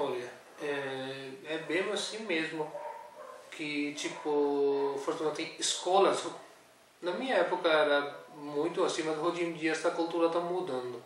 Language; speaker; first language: Portuguese; non-native, learner; Urdu